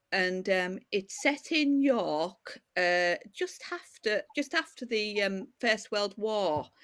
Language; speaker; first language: English; native; English